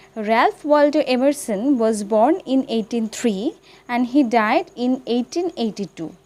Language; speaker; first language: English; non-native, local second language; Bangla